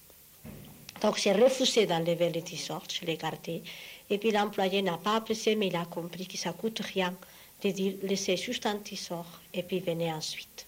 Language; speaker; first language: French; non-native, fluent; Spanish